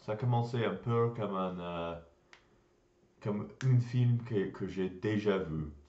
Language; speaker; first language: French; non-native, learner; English